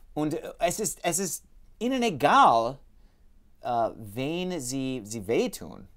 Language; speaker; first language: German; non-native, learner; English